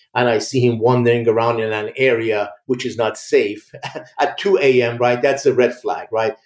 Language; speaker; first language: English; early bilingual, other home language; Persian